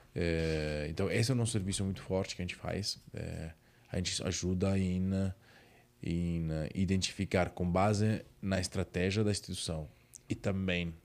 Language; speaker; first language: Portuguese; non-native, fluent; Italian